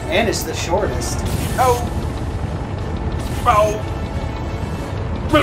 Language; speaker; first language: English; native; English